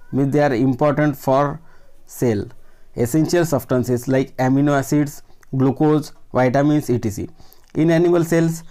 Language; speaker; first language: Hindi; non-native, local second language; Marathi